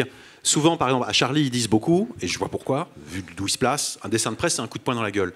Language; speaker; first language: French; native; French